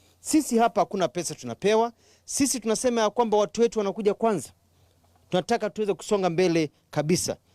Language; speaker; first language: Swahili; non-native, local second language; Kamba